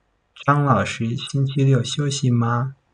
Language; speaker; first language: Chinese; non-native, fluent; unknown